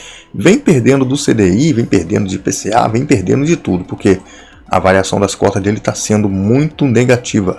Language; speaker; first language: Portuguese; native; Portuguese